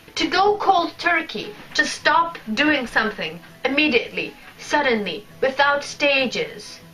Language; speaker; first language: English; non-native, fluent; Polish